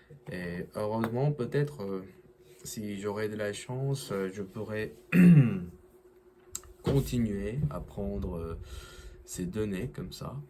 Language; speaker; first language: French; non-native, learner; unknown